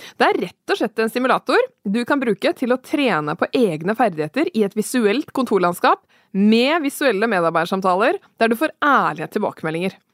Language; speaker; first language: Norwegian; native; Norwegian